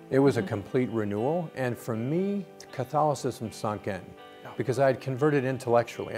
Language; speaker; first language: English; native; English